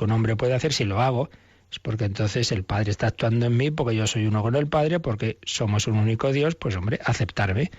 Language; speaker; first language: Spanish; native; Spanish